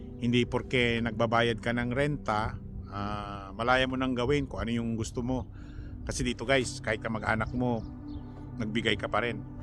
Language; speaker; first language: Filipino; native; Filipino